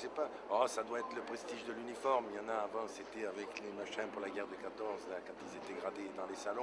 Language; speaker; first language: French; native; French